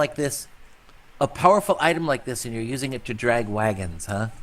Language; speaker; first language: English; native; English